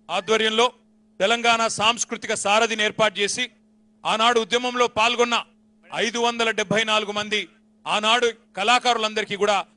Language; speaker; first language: Telugu; native; Telugu